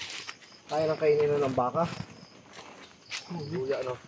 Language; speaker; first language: Filipino; native; Filipino